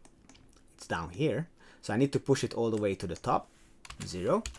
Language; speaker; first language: English; non-native, fluent; Hungarian